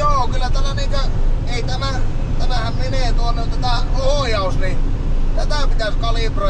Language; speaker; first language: Finnish; native; Finnish